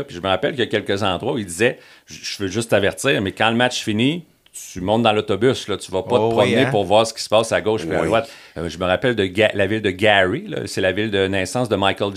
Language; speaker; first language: French; native; French